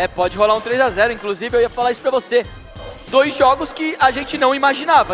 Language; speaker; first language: Portuguese; native; Portuguese